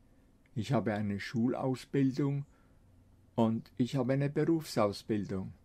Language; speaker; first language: German; non-native, fluent; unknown